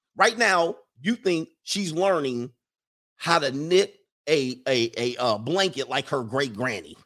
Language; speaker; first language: English; native; English